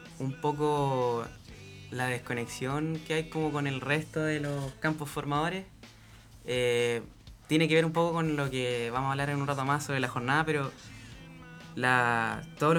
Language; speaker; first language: Spanish; native; Spanish